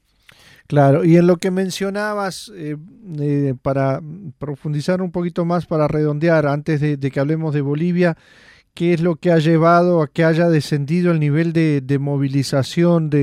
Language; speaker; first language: Spanish; native; Spanish